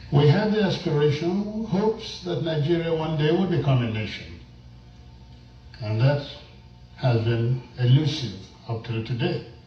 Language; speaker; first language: English; non-native, local second language; Igbo